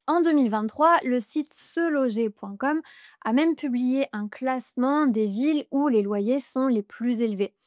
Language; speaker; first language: French; native; French